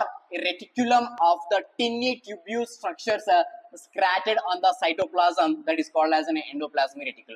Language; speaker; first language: English; non-native, local second language; Telugu